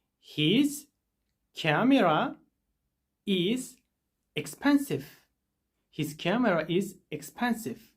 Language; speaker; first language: English; non-native, fluent; Turkish